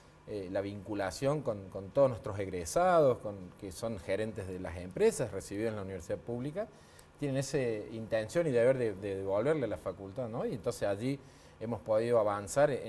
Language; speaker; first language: Spanish; native; Spanish